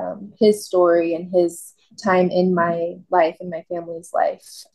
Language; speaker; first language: English; native; English